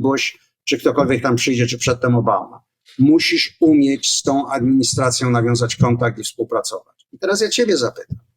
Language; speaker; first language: Polish; native; Polish